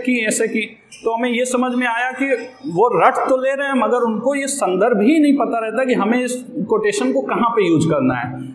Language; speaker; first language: Hindi; native; Hindi